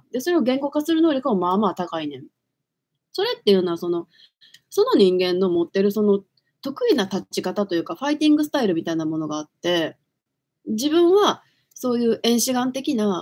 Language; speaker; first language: Japanese; native; Japanese